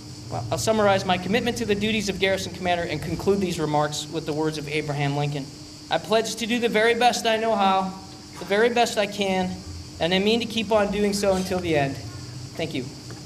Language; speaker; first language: English; native; English